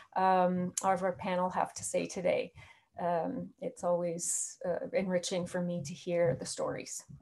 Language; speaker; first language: English; native; English